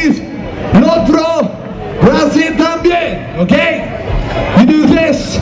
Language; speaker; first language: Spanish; non-native, learner; German